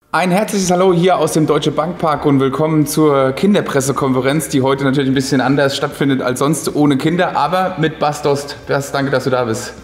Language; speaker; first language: German; native; German